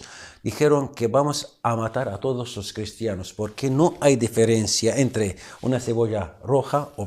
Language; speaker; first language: Spanish; non-native, fluent; Arabic